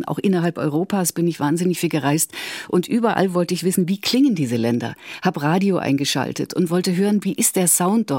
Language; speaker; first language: German; native; German